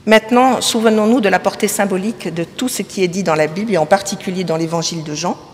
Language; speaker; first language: French; native; French